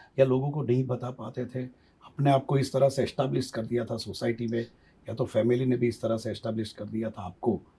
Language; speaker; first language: Hindi; non-native, local second language; Gujarati